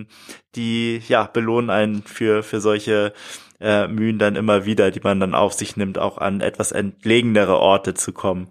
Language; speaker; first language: German; native; German